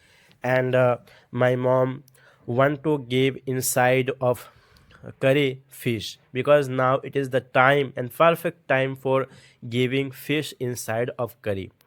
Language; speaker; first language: English; non-native, learner; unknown